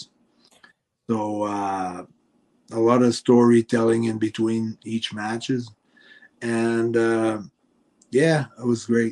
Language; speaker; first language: English; non-native, fluent; French